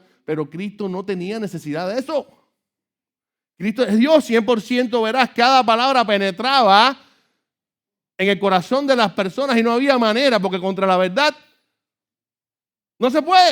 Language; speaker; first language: Spanish; native; Spanish